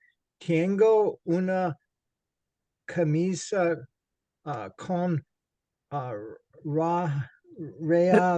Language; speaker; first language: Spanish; non-native, learner; English